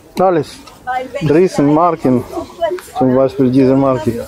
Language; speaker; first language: German; non-native, learner; Russian